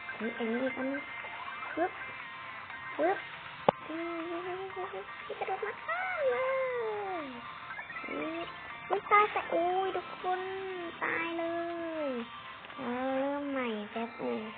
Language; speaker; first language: Thai; native; Thai